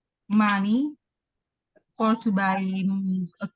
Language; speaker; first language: English; non-native, learner; Indonesian